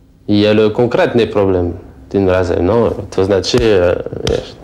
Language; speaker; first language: Polish; non-native, learner; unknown